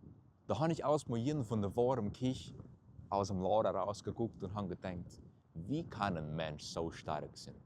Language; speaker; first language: German; early bilingual, heritage; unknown